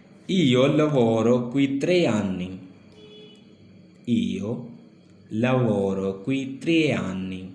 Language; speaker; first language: Italian; non-native, learner; Urdu